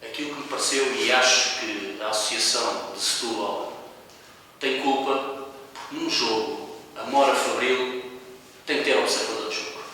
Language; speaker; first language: Portuguese; native; Portuguese